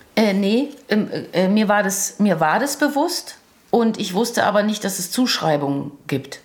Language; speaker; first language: German; early bilingual, other home language; Croatian